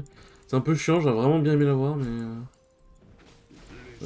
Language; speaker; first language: French; native; French